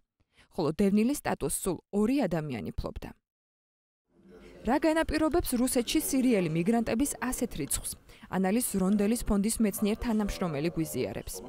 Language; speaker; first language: Georgian; native; Georgian